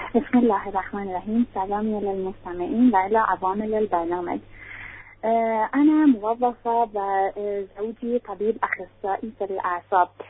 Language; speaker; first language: Arabic; non-native, local second language; Persian